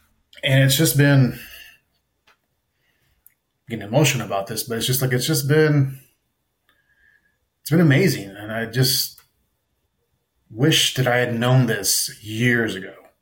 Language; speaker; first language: English; native; English